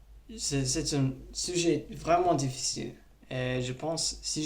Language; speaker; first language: French; non-native, learner; English